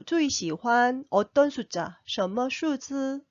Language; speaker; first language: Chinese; non-native, fluent; Korean